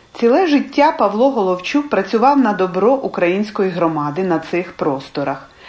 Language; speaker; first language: Ukrainian; early bilingual, heritage; Ukrainian